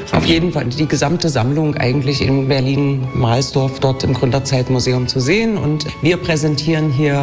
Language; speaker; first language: German; native; German